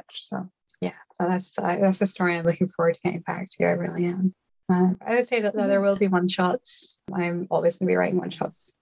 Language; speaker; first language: English; native; English